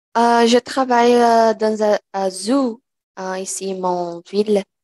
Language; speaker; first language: French; non-native, learner; Portuguese